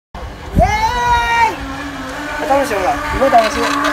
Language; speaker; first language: Japanese; native; Japanese